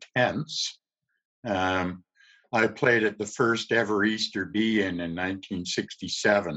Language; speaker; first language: English; native; English